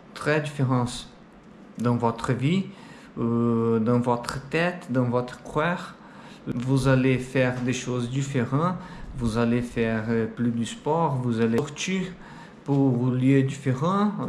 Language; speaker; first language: French; non-native, learner; Portuguese